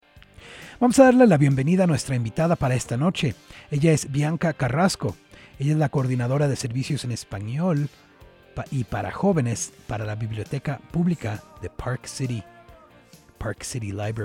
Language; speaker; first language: Spanish; native; Spanish